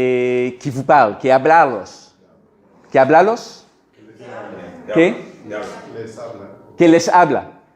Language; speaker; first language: Spanish; non-native, learner; French